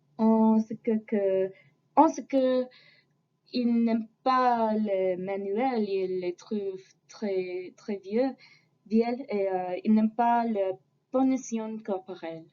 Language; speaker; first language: French; non-native, fluent; English